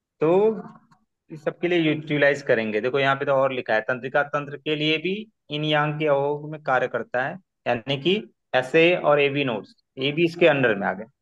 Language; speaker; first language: Hindi; non-native, local second language; Marathi